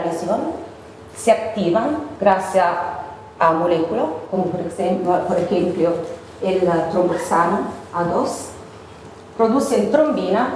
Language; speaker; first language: Spanish; non-native, fluent; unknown